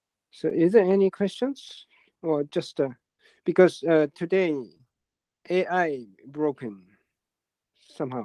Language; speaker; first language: English; non-native, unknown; Japanese